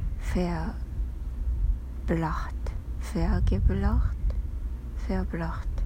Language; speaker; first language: German; non-native, learner; Japanese